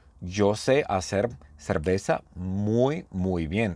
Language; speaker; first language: Spanish; non-native, fluent; English